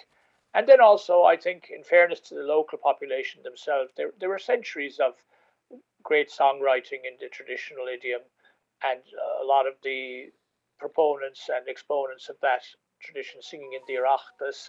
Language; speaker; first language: English; native; English